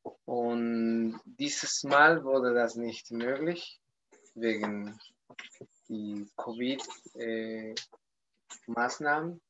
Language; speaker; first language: German; non-native, fluent; Spanish